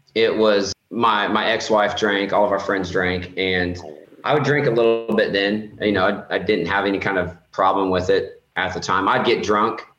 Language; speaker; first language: English; native; English